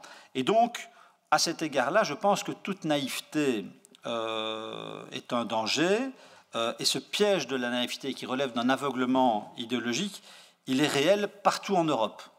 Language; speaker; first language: French; native; French